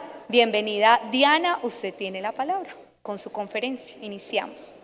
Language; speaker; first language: Spanish; native; Spanish